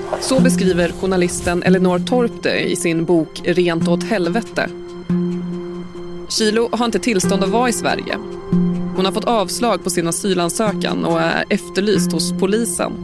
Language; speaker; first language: Swedish; native; Swedish